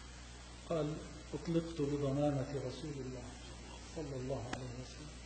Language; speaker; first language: Arabic; native; Arabic